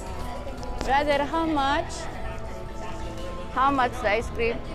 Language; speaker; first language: English; non-native, local second language; Filipino